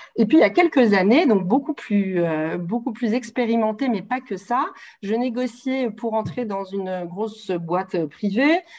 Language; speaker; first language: French; native; French